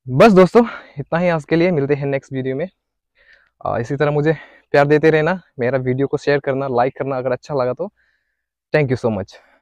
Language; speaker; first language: Hindi; non-native, local second language; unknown